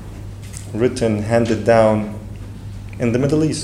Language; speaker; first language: English; non-native, fluent; Arabic